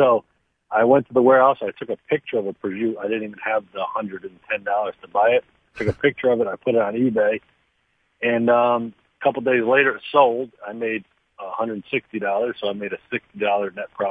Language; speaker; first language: English; native; English